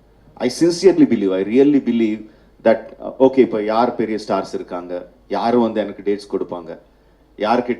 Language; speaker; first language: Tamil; non-native, learner; Telugu